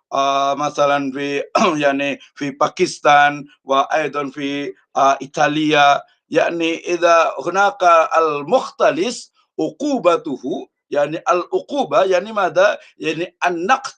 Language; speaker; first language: Arabic; non-native, fluent; Indonesian